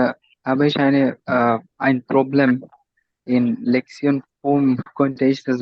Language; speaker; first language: German; non-native, learner; Bangla